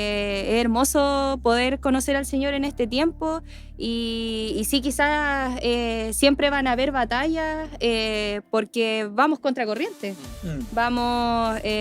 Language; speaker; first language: Spanish; native; Spanish